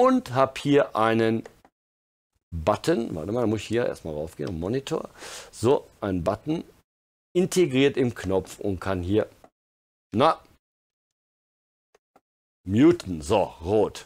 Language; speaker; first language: German; native; German